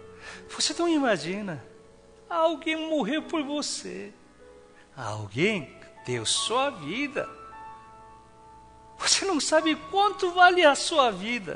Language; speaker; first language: Portuguese; non-native, fluent; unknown